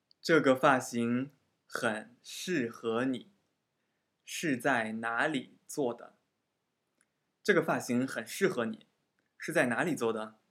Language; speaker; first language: Chinese; non-native, learner; Japanese